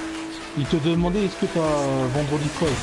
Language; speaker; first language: French; native; French